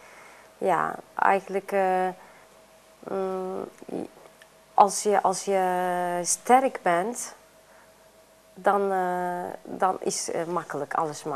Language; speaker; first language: Dutch; non-native, learner; Turkish